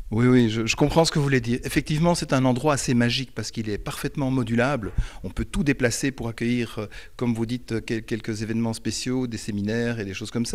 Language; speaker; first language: French; native; French